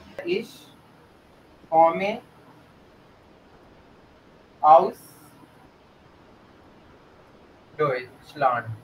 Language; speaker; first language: German; non-native, fluent; Urdu